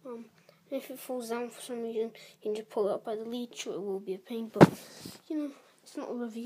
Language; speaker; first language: English; native; English